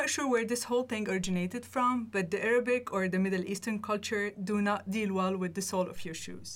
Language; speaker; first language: English; non-native, fluent; Arabic